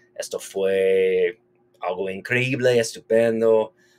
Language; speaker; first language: Spanish; non-native, fluent; English